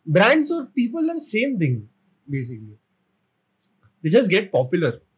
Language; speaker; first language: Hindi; non-native, local second language; Marathi